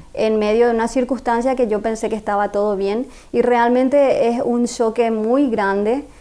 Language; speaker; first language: Spanish; native; Spanish